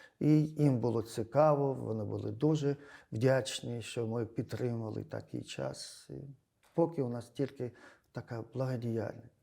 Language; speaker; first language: Ukrainian; non-native, fluent; Georgian